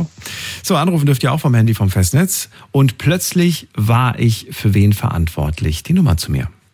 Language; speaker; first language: German; native; German